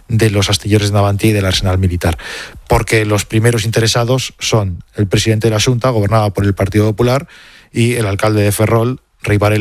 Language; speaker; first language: Spanish; native; Spanish